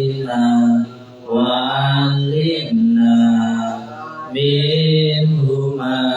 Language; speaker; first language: Arabic; non-native, fluent; Indonesian